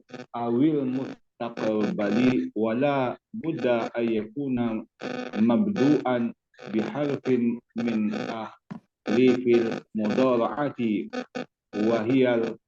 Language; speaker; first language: Arabic; non-native, learner; Indonesian